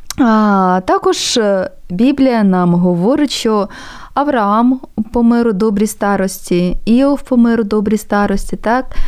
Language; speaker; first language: Ukrainian; native; Ukrainian